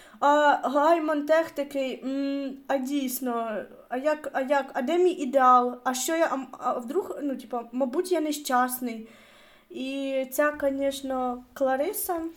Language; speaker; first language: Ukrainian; non-native, local second language; Russian